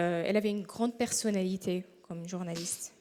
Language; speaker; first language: French; non-native, fluent; Arabic